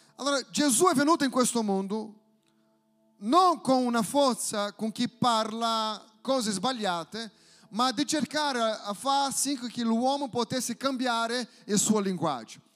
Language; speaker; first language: Italian; non-native, fluent; Portuguese